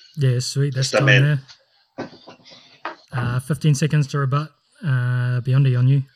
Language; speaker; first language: English; native; English